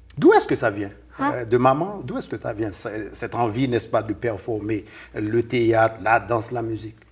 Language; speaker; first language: French; non-native, local second language; Haitian Creole